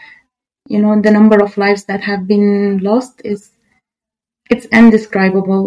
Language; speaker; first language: English; non-native, fluent; Arabic